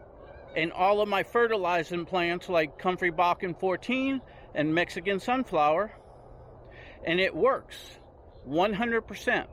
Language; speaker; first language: English; native; English